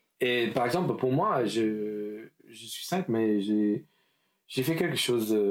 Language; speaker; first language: French; non-native, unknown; English